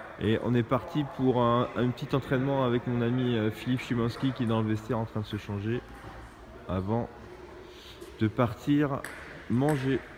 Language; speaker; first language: French; native; French